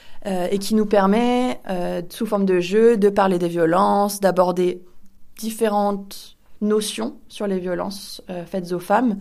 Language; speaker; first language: French; native; French